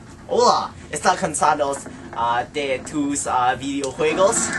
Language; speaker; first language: Spanish; non-native, learner; Chinese